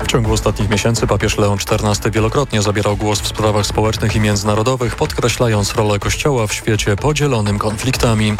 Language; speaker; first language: Polish; native; Polish